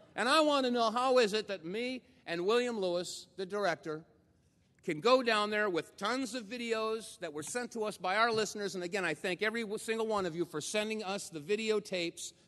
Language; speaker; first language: English; native; English